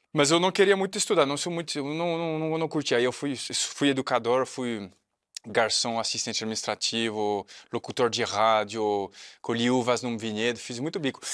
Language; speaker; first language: Portuguese; non-native, fluent; French